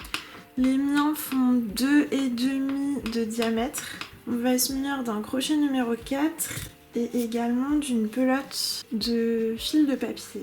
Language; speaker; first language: French; native; French